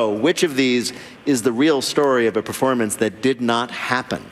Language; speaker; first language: English; native; English